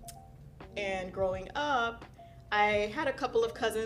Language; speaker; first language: English; early bilingual, other home language; Haitian Creole